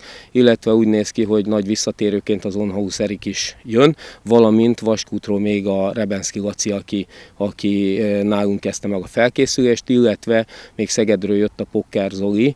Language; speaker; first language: Hungarian; native; Hungarian